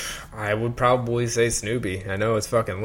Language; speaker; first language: English; native; English